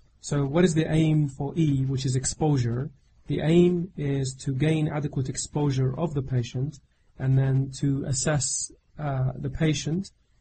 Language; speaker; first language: English; non-native, fluent; Arabic